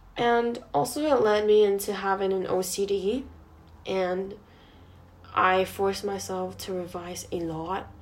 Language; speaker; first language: English; non-native, local second language; Cantonese